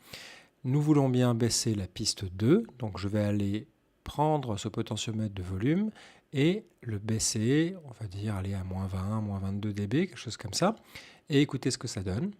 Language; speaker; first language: French; native; French